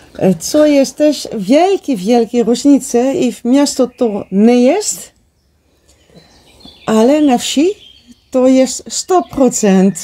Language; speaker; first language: Polish; non-native, learner; Dutch